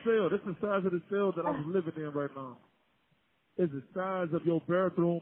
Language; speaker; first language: English; native; English